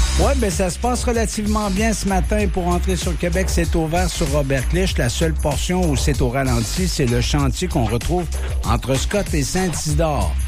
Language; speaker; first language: French; native; French